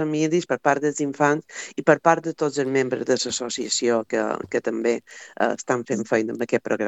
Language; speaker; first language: Catalan; native; Catalan